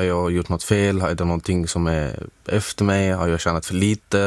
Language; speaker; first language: Swedish; non-native, fluent; Arabic